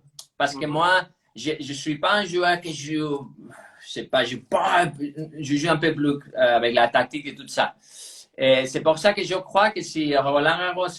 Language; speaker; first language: French; non-native, fluent; Spanish